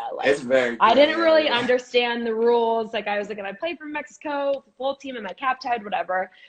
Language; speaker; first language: English; native; English